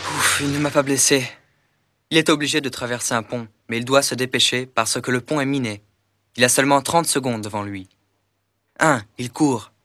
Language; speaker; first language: French; native; French